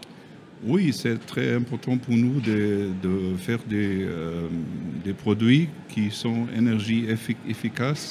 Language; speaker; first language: French; non-native, learner; German